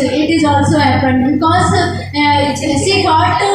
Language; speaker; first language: English; non-native, learner; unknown